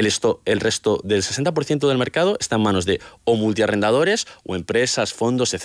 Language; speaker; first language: Spanish; native; Spanish